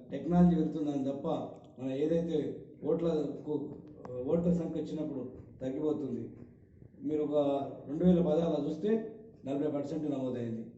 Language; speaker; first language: Telugu; native; Telugu